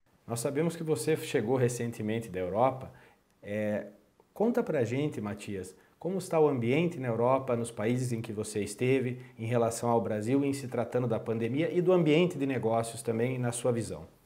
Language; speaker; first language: Portuguese; native; Portuguese